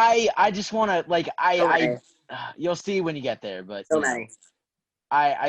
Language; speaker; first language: English; native; English